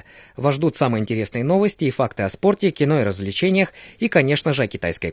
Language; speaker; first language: Russian; native; Russian